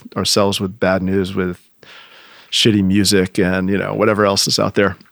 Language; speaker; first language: English; native; English